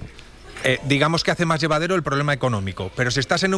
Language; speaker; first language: Spanish; native; Spanish